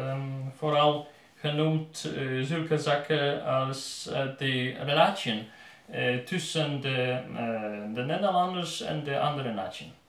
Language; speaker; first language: Dutch; non-native, learner; Polish